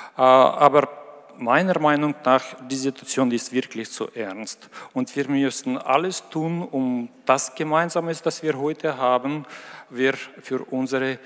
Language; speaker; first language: German; non-native, fluent; Ukrainian